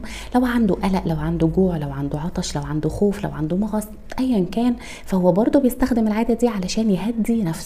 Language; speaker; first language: Arabic; native; Arabic